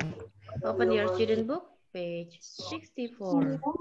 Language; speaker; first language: English; non-native, learner; Indonesian